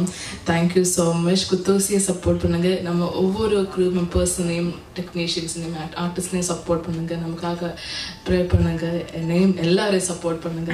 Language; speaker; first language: Tamil; non-native, learner; Malayalam